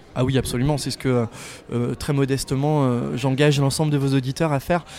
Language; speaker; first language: French; native; French